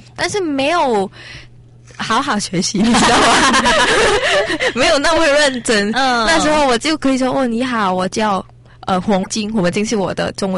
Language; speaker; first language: Chinese; non-native, learner; Thai